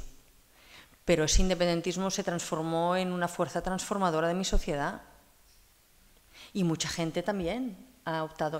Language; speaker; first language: Spanish; non-native, local second language; Catalan